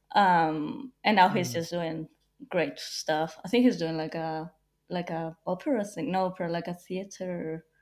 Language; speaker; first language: English; non-native, fluent; Spanish